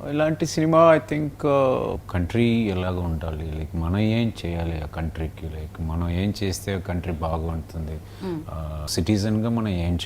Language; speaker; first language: Telugu; non-native, learner; Tamil